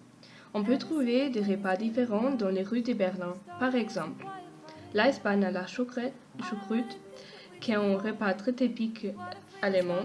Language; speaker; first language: French; non-native, learner; German